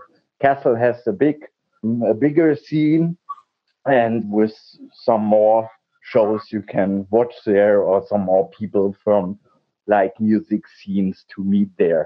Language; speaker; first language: English; non-native, learner; German